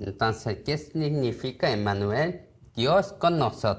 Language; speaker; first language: Spanish; non-native, learner; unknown